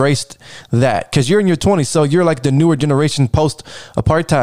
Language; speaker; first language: English; native; English